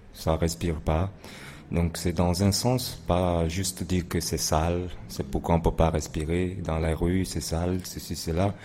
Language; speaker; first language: French; non-native, local second language; Fula